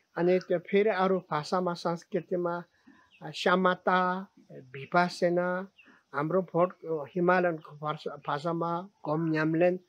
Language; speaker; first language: Nepali; non-native, local second language; Tibetan